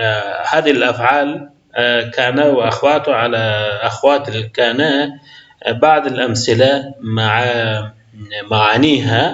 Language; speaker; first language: Arabic; non-native, fluent; Persian